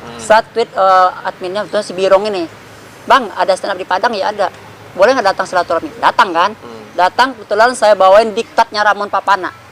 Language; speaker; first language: Indonesian; non-native, local second language; Minangkabau